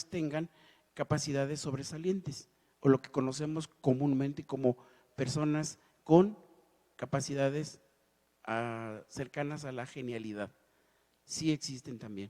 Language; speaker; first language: Spanish; native; Spanish